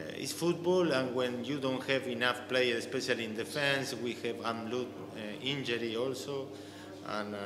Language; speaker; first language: English; non-native, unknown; Arabic